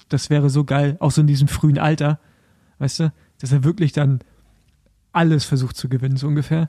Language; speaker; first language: German; native; German